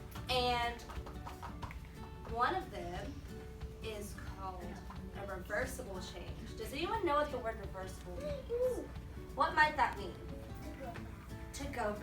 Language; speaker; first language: English; native; English